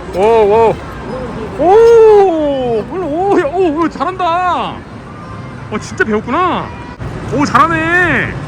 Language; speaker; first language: Korean; native; Korean